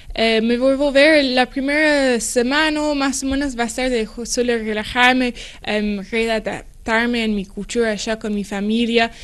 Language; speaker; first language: Spanish; non-native, learner; English